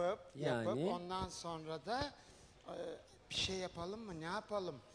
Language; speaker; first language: Turkish; native; Turkish